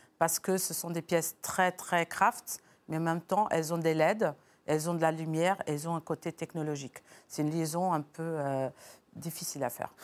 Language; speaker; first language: French; non-native, fluent; Portuguese